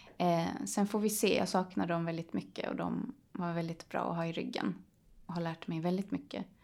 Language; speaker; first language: Swedish; early bilingual, other home language; Polish